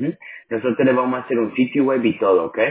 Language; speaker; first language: Spanish; early bilingual, other home language; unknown